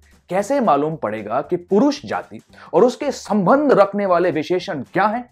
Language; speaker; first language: Hindi; non-native, local second language; English